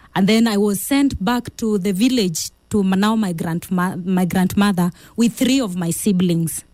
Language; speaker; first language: English; non-native, local second language; Kamba